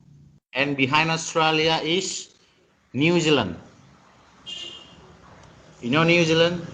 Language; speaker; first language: English; non-native, learner; Indonesian